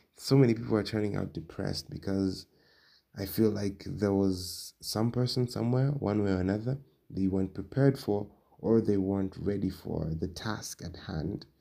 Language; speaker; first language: English; non-native, local second language; Swahili